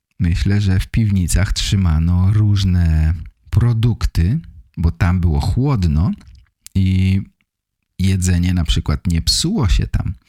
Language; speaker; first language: Polish; native; Polish